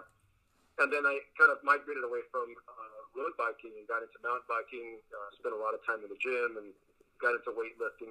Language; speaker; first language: English; early bilingual, other home language; Spanish